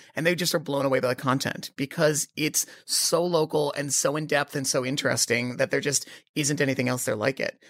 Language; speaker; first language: English; native; English